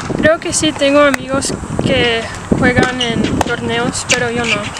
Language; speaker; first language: Spanish; early bilingual, heritage; Spanish